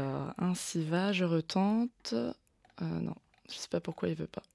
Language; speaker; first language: French; native; French